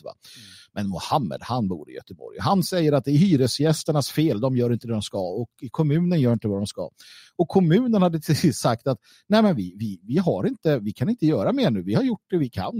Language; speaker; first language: Swedish; native; Swedish